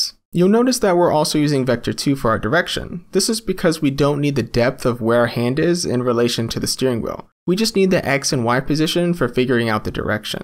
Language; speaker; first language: English; native; English